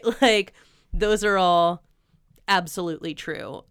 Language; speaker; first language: English; native; English